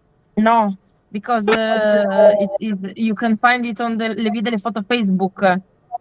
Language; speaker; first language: English; non-native, learner; Italian